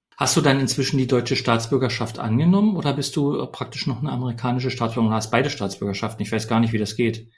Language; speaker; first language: German; native; German